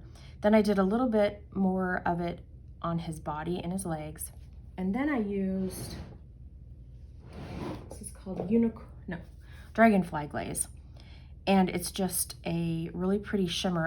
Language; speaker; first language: English; native; English